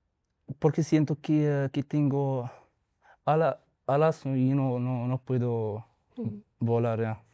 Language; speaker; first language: Spanish; non-native, learner; Arabic